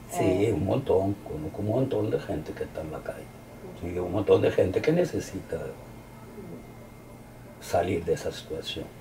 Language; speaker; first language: Spanish; early bilingual, heritage; Spanish